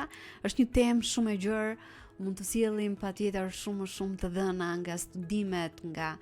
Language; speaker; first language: Albanian; native; Albanian